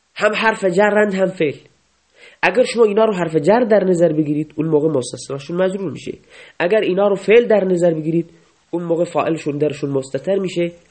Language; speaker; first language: Persian; native; Persian